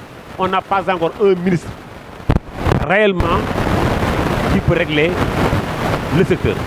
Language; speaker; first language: French; non-native, local second language; Wolof